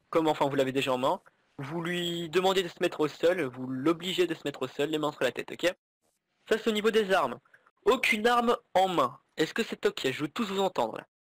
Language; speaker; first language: French; native; French